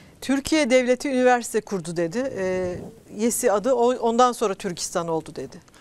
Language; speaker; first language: Turkish; native; Turkish